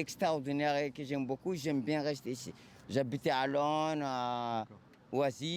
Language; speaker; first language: French; non-native, local second language; Comorian